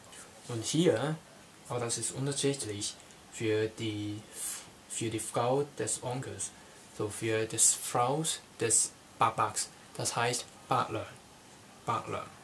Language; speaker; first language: German; non-native, learner; Cantonese